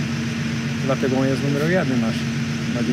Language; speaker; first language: Polish; non-native, learner; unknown